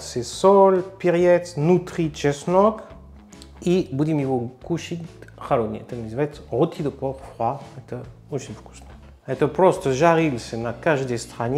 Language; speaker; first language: Russian; non-native, learner; French